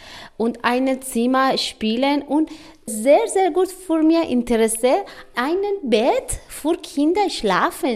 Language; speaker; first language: German; non-native, learner; Persian